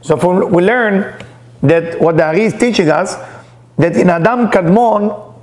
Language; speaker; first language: English; non-native, fluent; Hebrew